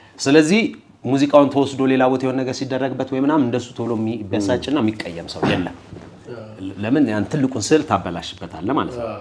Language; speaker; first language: Amharic; native; Amharic